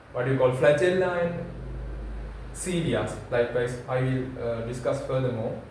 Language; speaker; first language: English; non-native, local second language; Sinhala